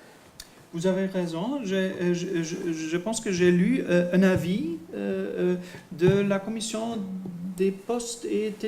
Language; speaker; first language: French; non-native, fluent; German